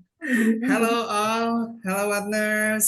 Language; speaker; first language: English; non-native, fluent; Indonesian